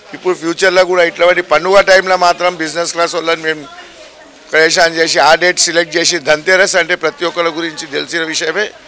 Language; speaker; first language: Telugu; non-native, local second language; Gujarati